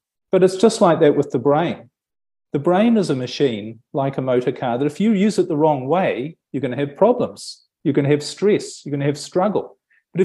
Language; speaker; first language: English; native; English